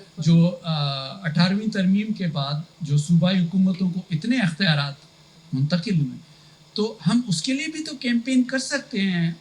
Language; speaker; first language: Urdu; non-native, local second language; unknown